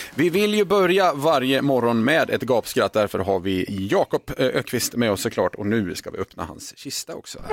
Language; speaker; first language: Swedish; native; Swedish